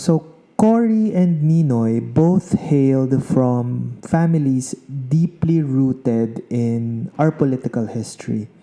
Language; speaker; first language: English; non-native, local second language; Filipino